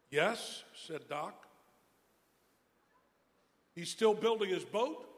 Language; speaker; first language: English; native; English